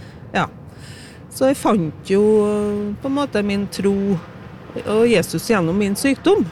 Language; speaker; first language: Norwegian; native; Norwegian